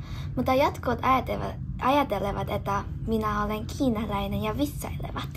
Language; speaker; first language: Finnish; non-native, learner; Korean